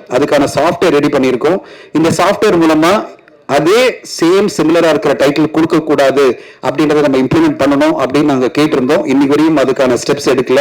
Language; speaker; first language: Tamil; native; Tamil